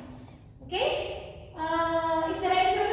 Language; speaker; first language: English; non-native, fluent; Indonesian